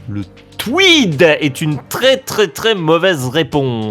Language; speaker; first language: French; native; French